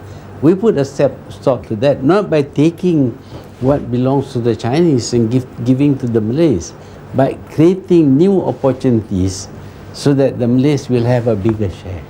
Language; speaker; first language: English; non-native, local second language; Malay